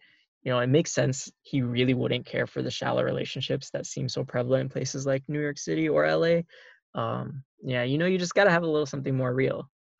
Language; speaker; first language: English; native; English